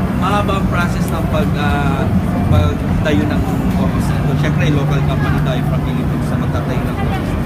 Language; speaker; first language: Filipino; non-native, local second language; Bikol